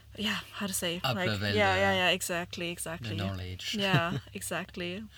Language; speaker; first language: English; non-native, fluent; German